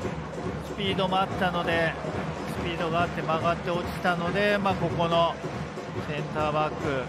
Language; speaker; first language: Japanese; native; Japanese